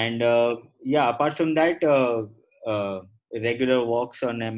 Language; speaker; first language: English; non-native, local second language; Gujarati